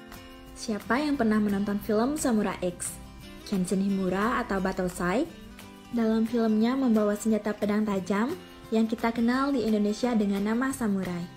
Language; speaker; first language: Indonesian; native; Indonesian